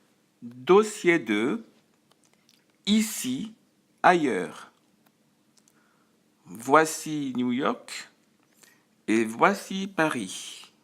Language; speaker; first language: French; non-native, fluent; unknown